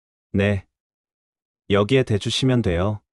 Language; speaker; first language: Korean; native; Korean